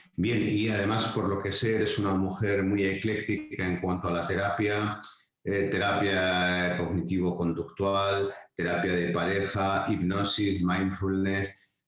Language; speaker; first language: Spanish; native; Spanish